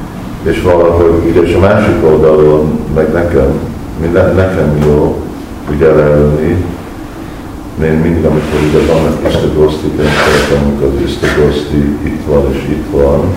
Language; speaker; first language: Hungarian; early bilingual, heritage; Hungarian